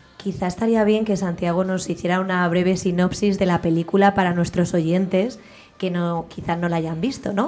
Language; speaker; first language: Spanish; native; Spanish